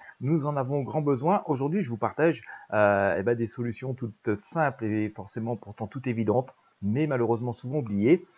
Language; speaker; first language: French; native; French